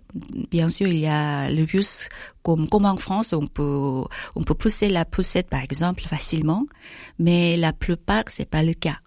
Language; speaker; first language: French; non-native, learner; Korean